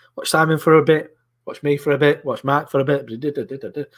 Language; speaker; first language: English; native; English